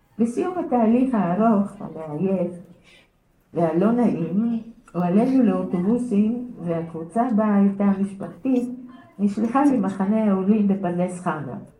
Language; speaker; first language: Hebrew; early bilingual, other home language; Bulgarian